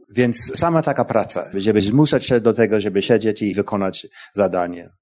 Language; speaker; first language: Polish; non-native, fluent; English